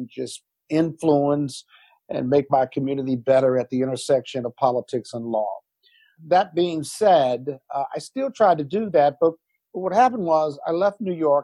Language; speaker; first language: English; native; English